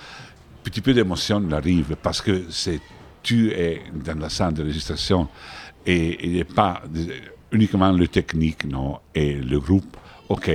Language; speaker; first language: French; non-native, learner; Italian